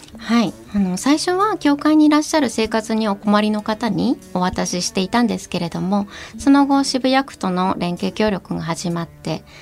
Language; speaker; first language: Japanese; native; Japanese